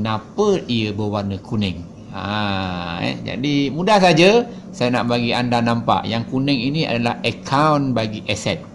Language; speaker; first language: Malay; native; Malay